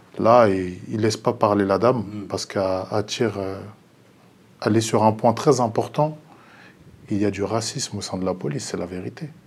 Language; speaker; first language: French; early bilingual, other home language; Lingala